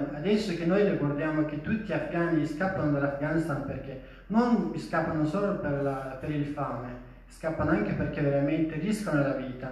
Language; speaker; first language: Italian; non-native, fluent; Persian